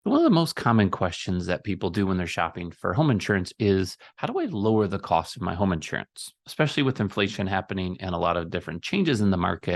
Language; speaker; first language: English; native; English